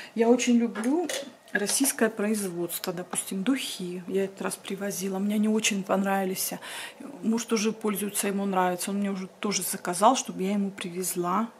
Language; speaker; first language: Russian; native; Russian